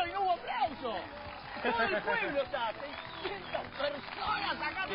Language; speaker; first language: Spanish; native; Spanish